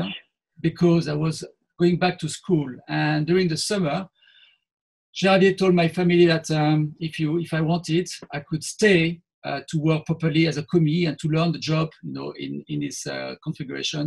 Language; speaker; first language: English; non-native, fluent; French